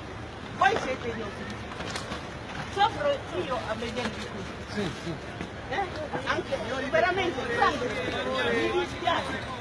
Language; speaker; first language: Italian; non-native, fluent; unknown